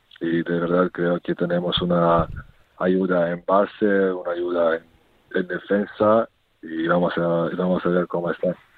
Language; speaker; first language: Spanish; non-native, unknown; Serbian